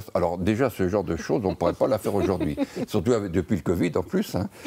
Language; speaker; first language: French; native; French